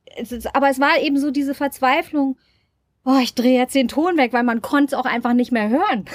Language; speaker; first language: German; native; German